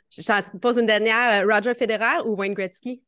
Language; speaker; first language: French; native; French